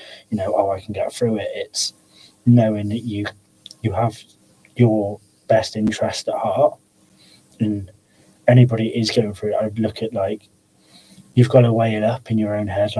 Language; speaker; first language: English; native; English